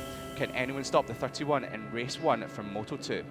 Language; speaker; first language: English; native; English